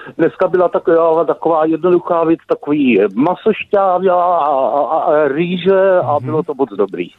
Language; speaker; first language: Czech; native; Czech